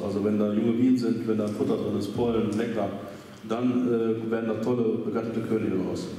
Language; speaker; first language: German; native; German